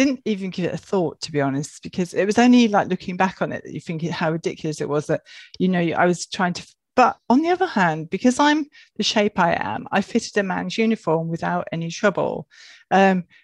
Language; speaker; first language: English; native; English